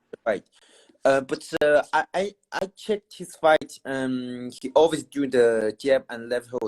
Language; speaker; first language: English; non-native, learner; Chinese